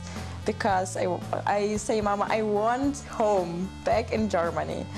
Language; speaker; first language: English; non-native, learner; German